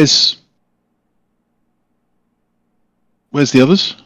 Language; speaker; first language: English; native; English